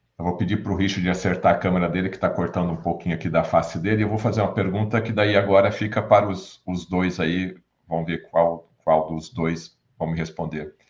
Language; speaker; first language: Portuguese; native; Portuguese